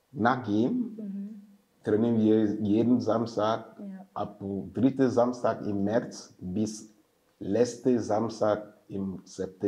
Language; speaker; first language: German; non-native, fluent; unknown